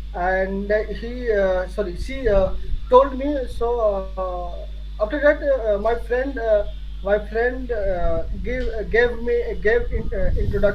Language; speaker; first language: English; non-native, learner; Hindi